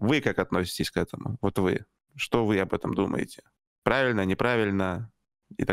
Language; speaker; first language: Russian; native; Russian